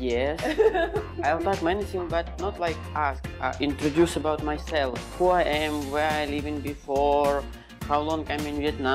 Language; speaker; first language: English; non-native, learner; Ukrainian